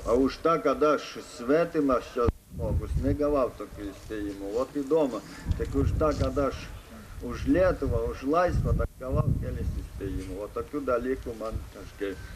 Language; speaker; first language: Lithuanian; early bilingual, other home language; Ukrainian